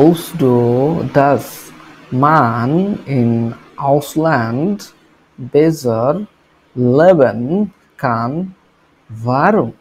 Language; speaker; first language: German; non-native, learner; Bangla